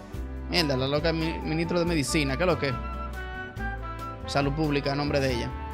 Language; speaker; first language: Spanish; native; Spanish